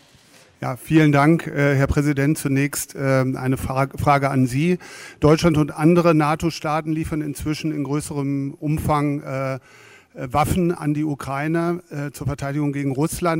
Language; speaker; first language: German; native; German